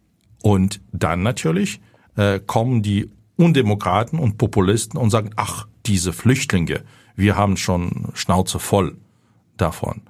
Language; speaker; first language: German; non-native, fluent; Ukrainian